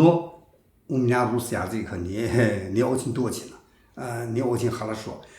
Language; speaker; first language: Russian; non-native, learner; Chinese